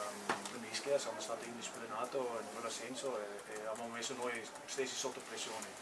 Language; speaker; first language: Italian; non-native, learner; English